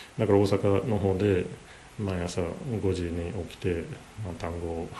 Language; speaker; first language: Japanese; non-native, fluent; English